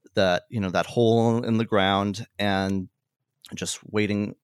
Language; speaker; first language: English; native; English